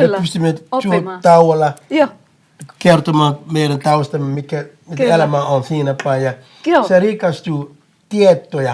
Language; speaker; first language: Finnish; non-native, fluent; English